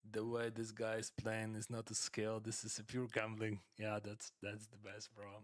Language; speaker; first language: English; non-native, fluent; Ukrainian